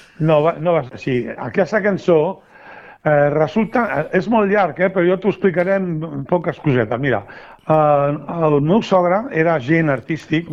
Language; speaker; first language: Catalan; non-native, local second language; Spanish